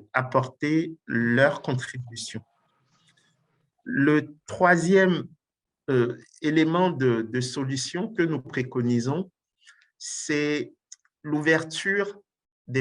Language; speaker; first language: French; non-native, local second language; Ewe